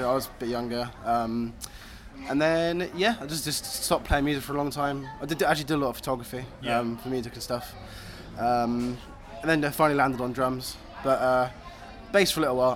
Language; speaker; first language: English; native; English